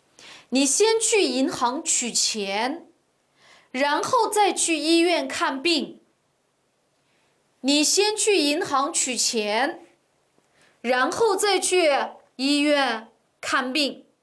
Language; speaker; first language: Chinese; non-native, local second language; Uyghur